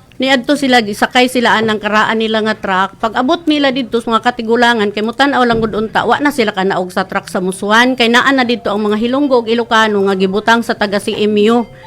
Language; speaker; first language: Cebuano; non-native, local second language; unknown